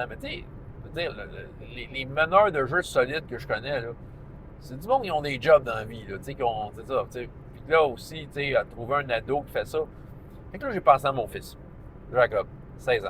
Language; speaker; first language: French; native; French